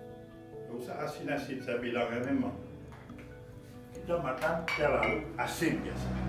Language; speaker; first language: Indonesian; non-native, fluent; French